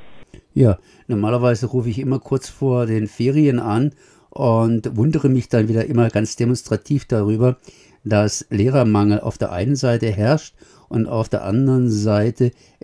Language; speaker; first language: German; native; German